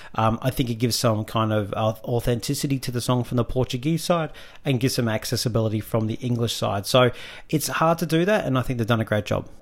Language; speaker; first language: English; native; English